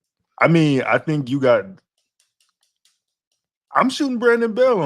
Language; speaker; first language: English; native; English